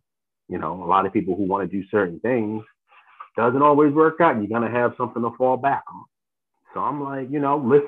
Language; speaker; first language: English; native; English